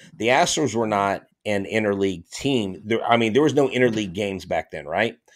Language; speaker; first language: English; native; English